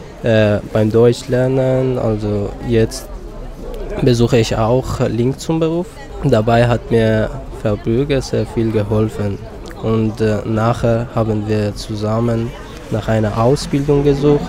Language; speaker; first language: German; non-native, fluent; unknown